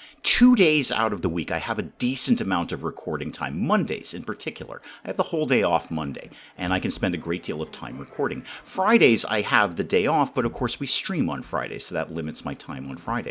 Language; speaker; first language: English; native; English